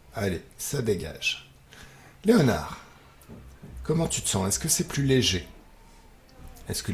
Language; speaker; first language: French; native; French